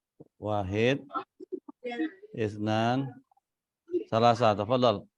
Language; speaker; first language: Arabic; non-native, fluent; Indonesian